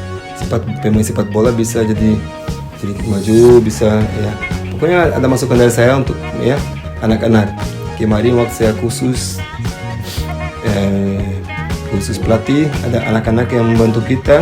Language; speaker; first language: Indonesian; non-native, fluent; Portuguese